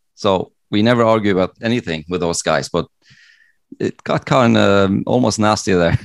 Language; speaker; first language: English; non-native, fluent; Norwegian